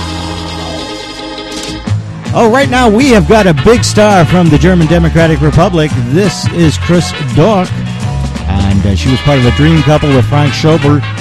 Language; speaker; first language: English; native; English